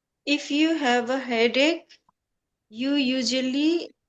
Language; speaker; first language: English; non-native, learner; Hindi